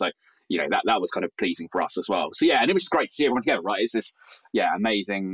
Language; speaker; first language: English; native; English